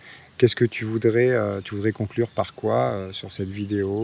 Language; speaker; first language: French; native; French